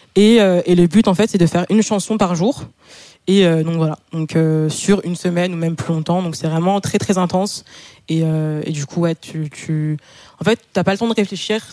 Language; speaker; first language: French; native; French